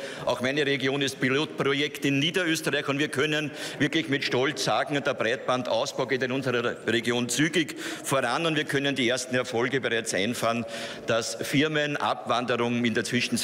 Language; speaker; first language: German; native; German